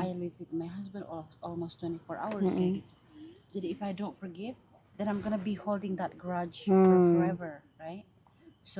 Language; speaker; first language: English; non-native, fluent; Indonesian